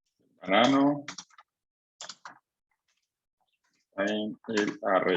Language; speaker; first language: Spanish; native; Spanish